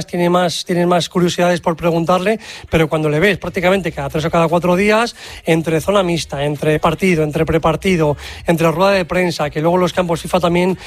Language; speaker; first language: Spanish; native; Spanish